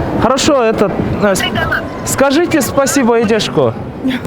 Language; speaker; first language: Russian; non-native, local second language; Kyrgyz